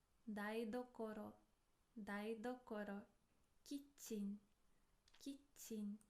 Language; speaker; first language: Japanese; non-native, fluent; English